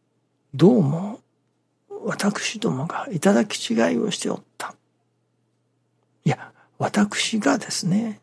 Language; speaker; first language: Japanese; native; Japanese